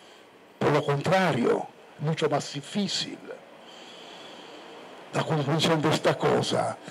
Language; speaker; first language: Spanish; non-native, fluent; Italian